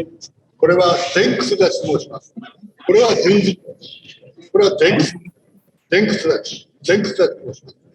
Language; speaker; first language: Japanese; native; Japanese